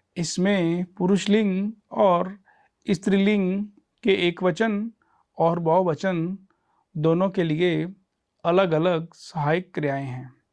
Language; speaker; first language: Hindi; non-native, local second language; Punjabi